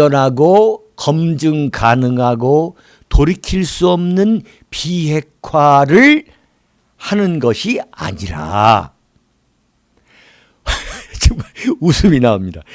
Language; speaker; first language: Korean; native; Korean